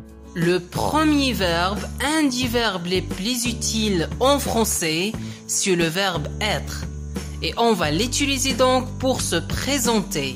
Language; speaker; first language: French; non-native, local second language; Arabic